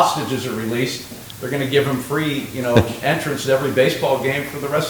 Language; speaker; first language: English; native; English